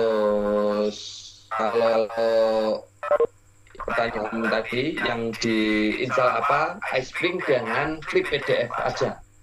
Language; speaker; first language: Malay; non-native, local second language; Javanese